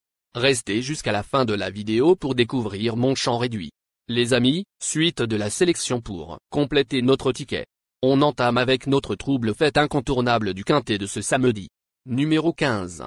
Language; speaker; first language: French; native; French